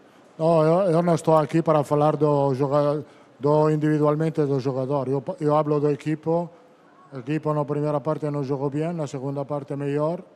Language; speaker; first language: Portuguese; non-native, fluent; Italian